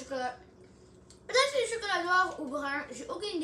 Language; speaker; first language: French; non-native, local second language; English